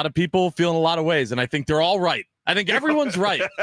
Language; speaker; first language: English; native; English